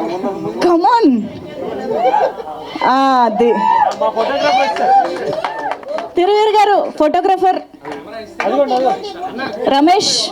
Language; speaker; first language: Telugu; native; Telugu